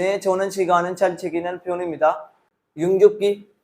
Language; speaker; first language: Korean; non-native, learner; Urdu